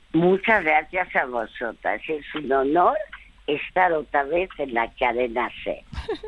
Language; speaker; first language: Spanish; early bilingual, other home language; French